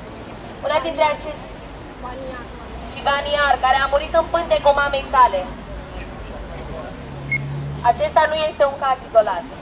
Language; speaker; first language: Romanian; non-native, fluent; Persian